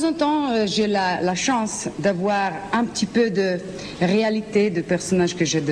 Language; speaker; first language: French; non-native, fluent; Italian